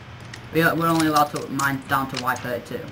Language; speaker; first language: English; native; English